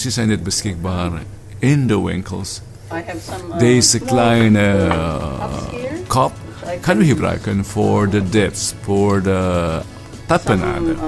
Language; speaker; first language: Dutch; non-native, learner; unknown